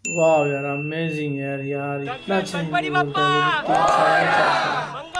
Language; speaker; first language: Hindi; native; Hindi